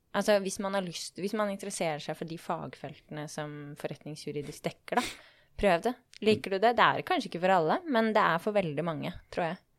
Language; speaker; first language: Norwegian; native; Norwegian